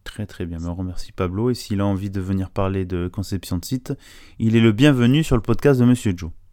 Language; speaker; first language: French; native; French